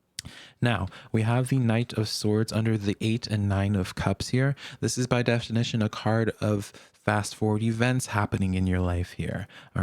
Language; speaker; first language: English; native; English